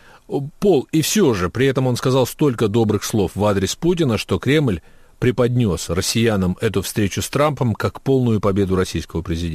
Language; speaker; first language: Russian; native; Russian